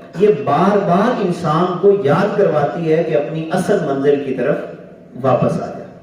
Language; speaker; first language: Urdu; non-native, local second language; Punjabi